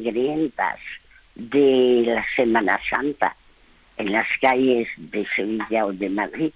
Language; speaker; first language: Spanish; early bilingual, other home language; French